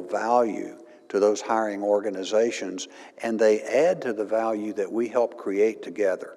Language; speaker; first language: English; native; English